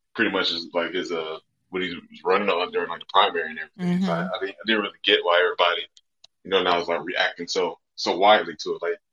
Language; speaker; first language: English; native; English